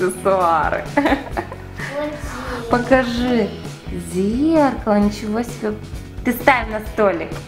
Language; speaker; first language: Russian; native; Russian